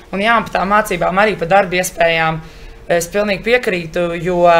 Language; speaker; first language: Latvian; native; Latvian